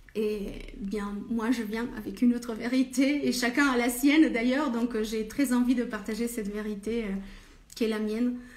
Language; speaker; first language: French; non-native, fluent; Spanish